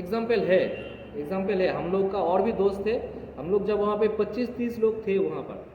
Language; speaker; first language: Hindi; non-native, local second language; Bangla